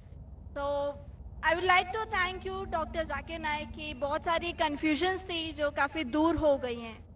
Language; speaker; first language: Hindi; native; Hindi